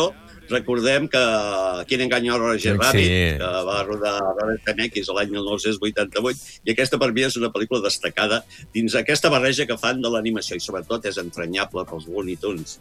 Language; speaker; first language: Catalan; native; Catalan